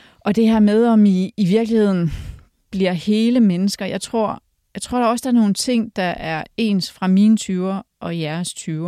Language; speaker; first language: Danish; early bilingual, other home language; Polish